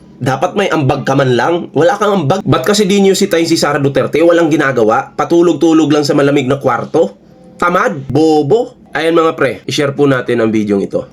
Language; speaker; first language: Filipino; native; Filipino